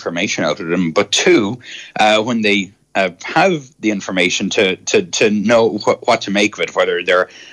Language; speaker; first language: English; native; English